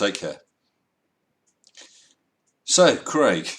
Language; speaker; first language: English; native; English